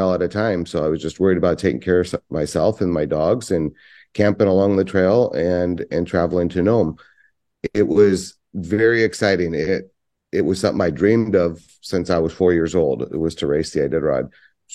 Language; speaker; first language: English; native; English